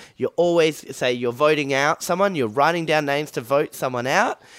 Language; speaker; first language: English; native; English